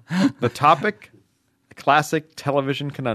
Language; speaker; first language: English; native; English